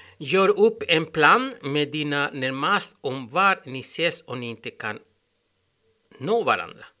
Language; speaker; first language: Swedish; non-native, learner; Spanish